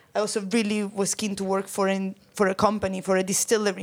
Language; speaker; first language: English; non-native, fluent; Italian